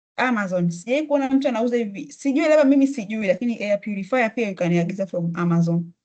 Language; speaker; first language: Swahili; native; Swahili